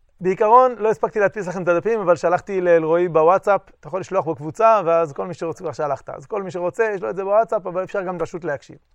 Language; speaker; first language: Hebrew; native; Hebrew